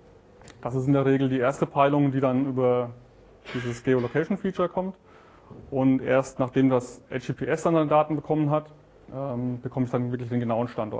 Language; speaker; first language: German; native; German